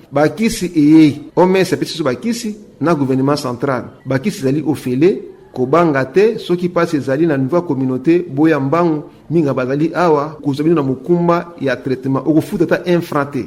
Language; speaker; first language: Lingala; native; Lingala